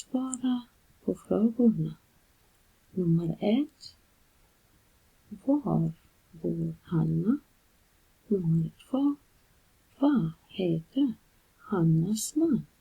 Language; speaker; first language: Swedish; non-native, fluent; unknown